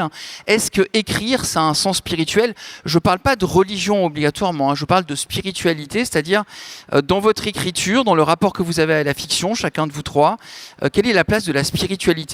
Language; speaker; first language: French; native; French